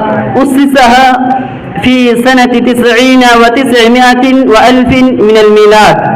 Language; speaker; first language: Arabic; non-native, learner; Bangla